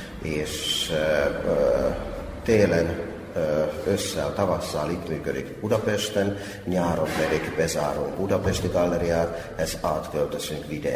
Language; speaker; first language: Hungarian; non-native, fluent; Finnish